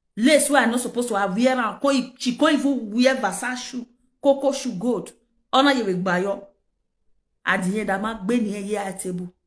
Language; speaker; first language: Nigerian Pidgin; non-native, local second language; Yoruba